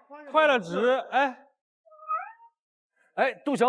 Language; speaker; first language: Chinese; native; Chinese